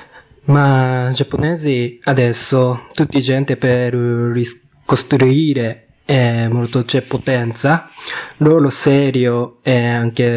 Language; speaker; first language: Italian; non-native, learner; Japanese